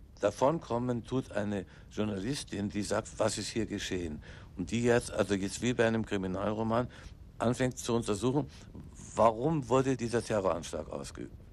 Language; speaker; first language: German; non-native, local second language; English